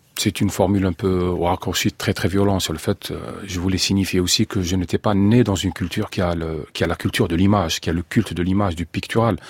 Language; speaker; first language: French; non-native, local second language; Arabic